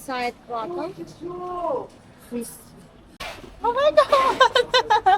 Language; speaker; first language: English; non-native, learner; Russian